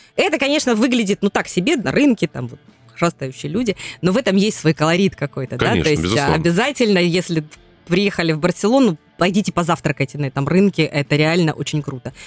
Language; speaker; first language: Russian; native; Russian